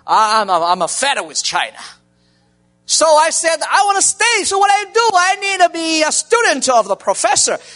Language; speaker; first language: English; non-native, learner; Chinese